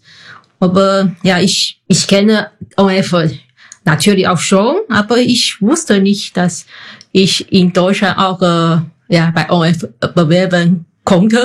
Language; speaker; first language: German; non-native, fluent; Chinese